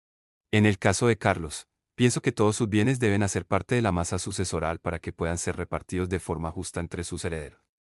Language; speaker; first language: Spanish; native; Spanish